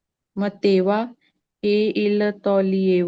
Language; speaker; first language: Italian; non-native, learner; Punjabi